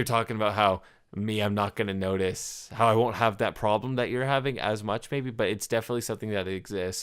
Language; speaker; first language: English; native; English